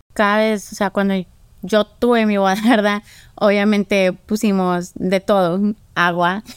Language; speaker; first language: Spanish; early bilingual, heritage; Spanish